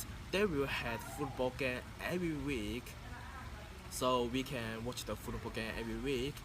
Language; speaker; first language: English; non-native, learner; Chinese